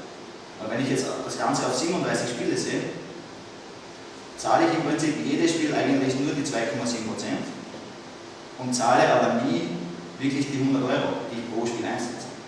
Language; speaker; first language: German; native; German